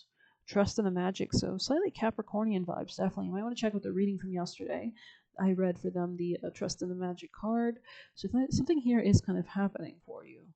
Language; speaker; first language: English; native; English